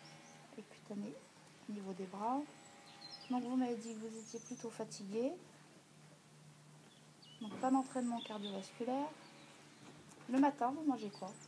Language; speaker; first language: French; native; French